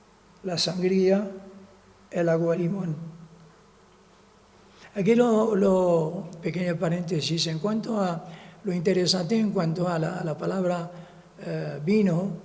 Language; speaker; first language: Spanish; non-native, fluent; Arabic